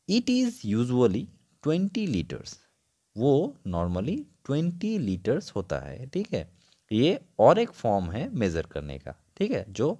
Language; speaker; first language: Hindi; non-native, local second language; Bangla